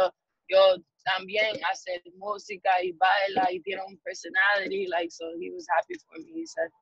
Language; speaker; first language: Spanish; early bilingual, heritage; English